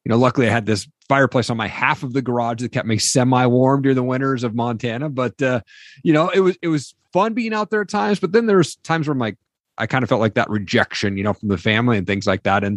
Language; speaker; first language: English; native; English